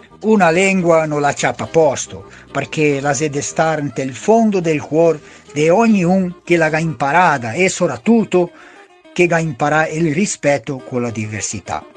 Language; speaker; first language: Italian; non-native, fluent; Portuguese